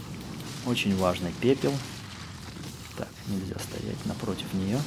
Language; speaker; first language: Russian; native; Russian